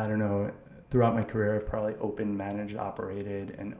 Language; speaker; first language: English; native; English